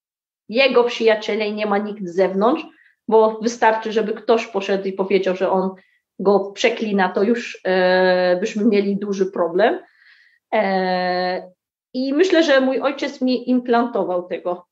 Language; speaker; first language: Polish; early bilingual, heritage; Arabic